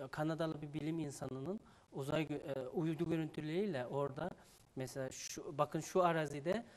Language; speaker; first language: Turkish; non-native, fluent; Uyghur